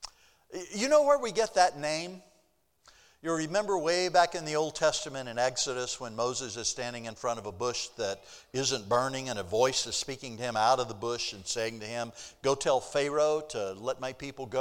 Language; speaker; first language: English; native; English